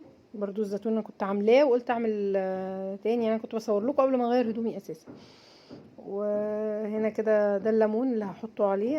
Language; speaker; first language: Arabic; native; Arabic